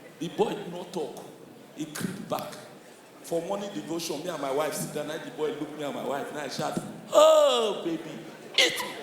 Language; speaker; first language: Nigerian Pidgin; native; Nigerian Pidgin